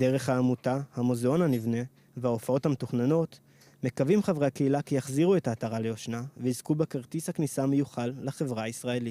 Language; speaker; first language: Hebrew; native; Hebrew